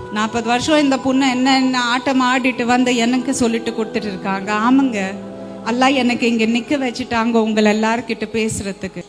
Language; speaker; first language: Tamil; non-native, fluent; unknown